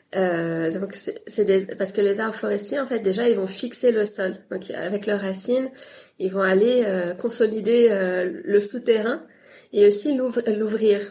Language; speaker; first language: French; native; French